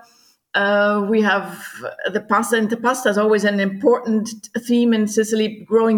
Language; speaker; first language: English; non-native, fluent; German